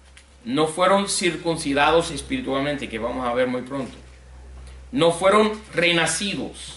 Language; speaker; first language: Spanish; non-native, fluent; English